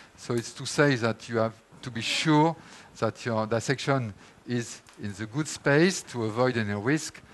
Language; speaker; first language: English; non-native, fluent; French